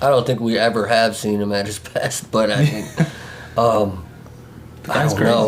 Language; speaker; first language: English; native; English